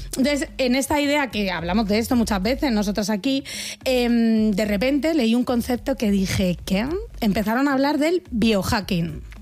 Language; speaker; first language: Spanish; native; Spanish